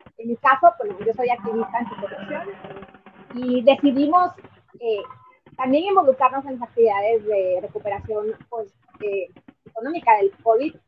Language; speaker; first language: Spanish; native; Spanish